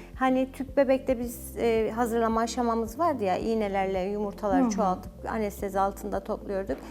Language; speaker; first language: Turkish; native; Turkish